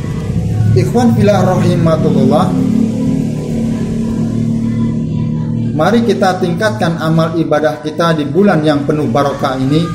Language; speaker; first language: Indonesian; native; Indonesian